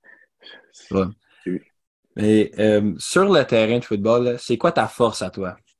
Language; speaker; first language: French; native; French